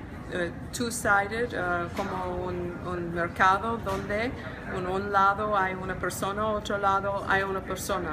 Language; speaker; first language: Spanish; non-native, learner; English